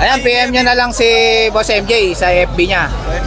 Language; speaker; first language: Filipino; native; Filipino